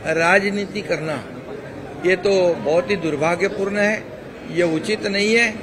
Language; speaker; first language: Hindi; non-native, local second language; Marathi